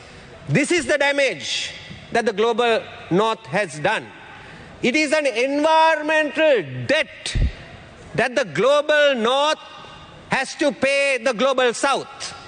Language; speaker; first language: English; non-native, local second language; Sinhala